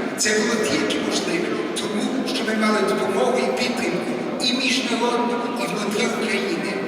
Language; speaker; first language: Ukrainian; early bilingual, heritage; Ukrainian